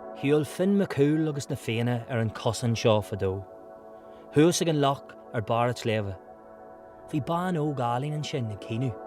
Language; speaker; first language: Irish; non-native, local second language; English